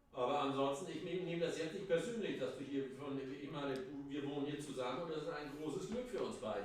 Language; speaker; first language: German; native; German